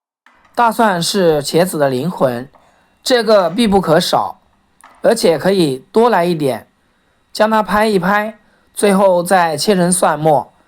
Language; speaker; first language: Chinese; native; Chinese